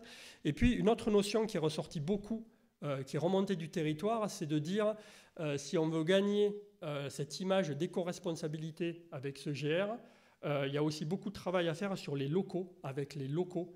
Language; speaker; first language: French; native; French